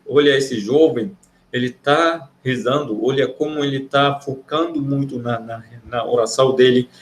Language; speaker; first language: Portuguese; non-native, fluent; Arabic